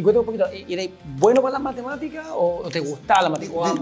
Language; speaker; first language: Spanish; native; Spanish